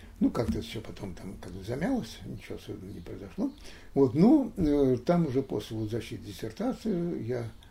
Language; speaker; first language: Russian; native; Russian